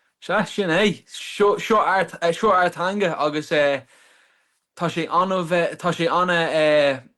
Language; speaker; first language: Irish; non-native, local second language; English